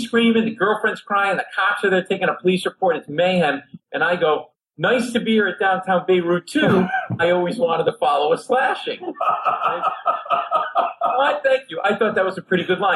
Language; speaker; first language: English; native; English